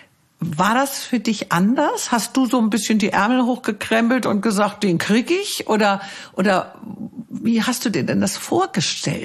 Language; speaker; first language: German; native; German